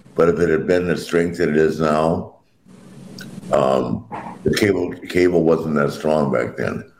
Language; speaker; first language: English; native; English